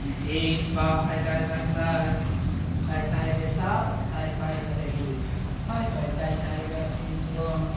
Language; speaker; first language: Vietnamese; non-native, fluent; Hindi